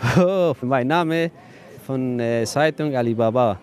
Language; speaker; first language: German; non-native, learner; Persian